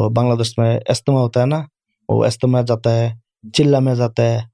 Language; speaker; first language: Urdu; non-native, fluent; Bangla